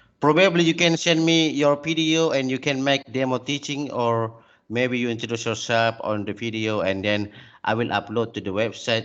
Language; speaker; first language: English; non-native, learner; Indonesian